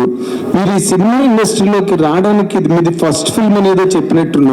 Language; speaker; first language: Telugu; native; Telugu